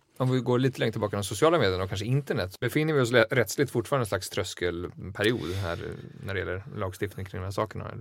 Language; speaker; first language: Swedish; native; Swedish